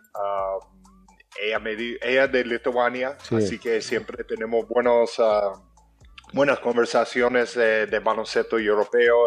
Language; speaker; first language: Spanish; early bilingual, heritage; English